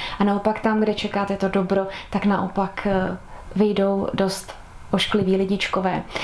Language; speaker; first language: Czech; native; Czech